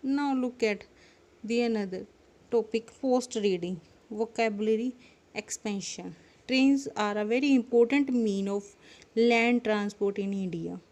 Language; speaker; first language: English; non-native, local second language; Punjabi